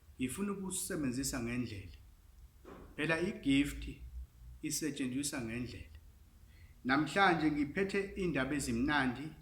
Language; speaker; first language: Zulu; non-native, local second language; English